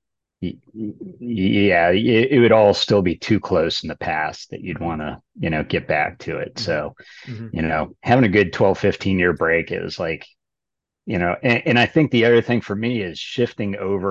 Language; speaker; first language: English; native; English